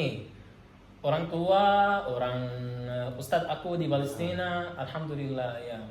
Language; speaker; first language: Indonesian; non-native, learner; Arabic